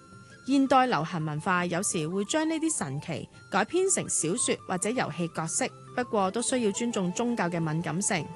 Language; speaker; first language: Chinese; non-native, local second language; Cantonese